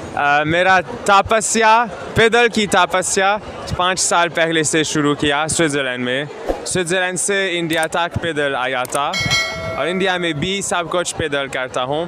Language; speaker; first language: Hindi; non-native, learner; German